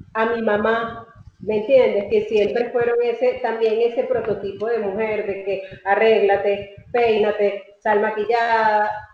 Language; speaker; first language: Spanish; native; Spanish